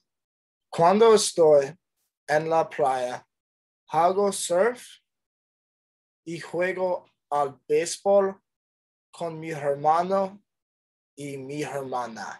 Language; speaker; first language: Spanish; non-native, learner; English